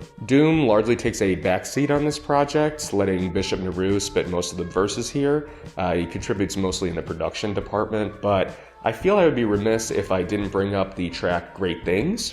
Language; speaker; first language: English; native; English